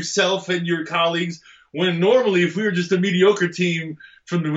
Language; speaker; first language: English; native; English